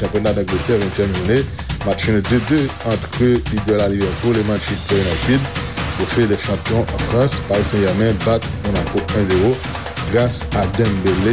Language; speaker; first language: French; non-native, local second language; Haitian Creole